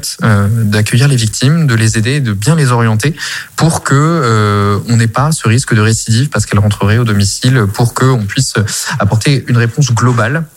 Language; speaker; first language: French; native; French